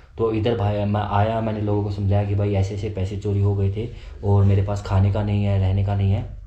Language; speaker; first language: Hindi; native; Hindi